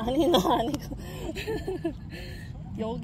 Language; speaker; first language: Korean; non-native, fluent; Filipino